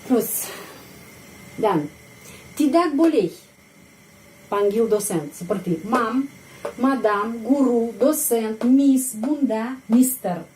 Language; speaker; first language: Indonesian; non-native, fluent; Russian